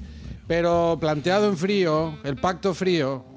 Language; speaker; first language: Spanish; native; Spanish